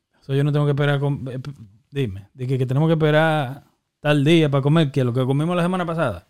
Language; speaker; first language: Spanish; native; Spanish